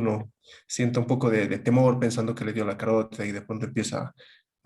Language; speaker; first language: Spanish; native; Spanish